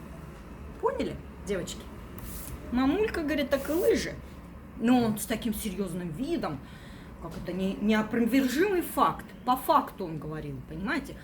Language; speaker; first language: Russian; native; Russian